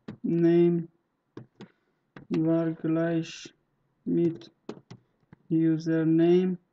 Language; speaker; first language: German; non-native, learner; Persian